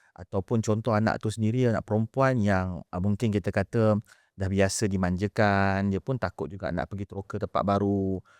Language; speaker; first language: Malay; native; Malay